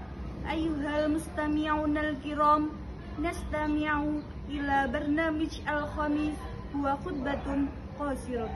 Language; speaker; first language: Arabic; non-native, learner; Indonesian